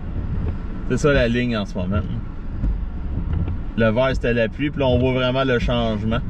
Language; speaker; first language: French; native; French